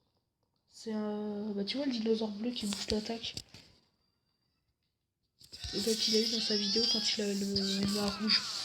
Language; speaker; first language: French; native; French